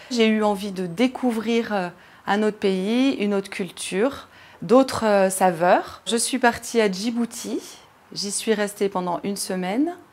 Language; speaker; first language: French; native; French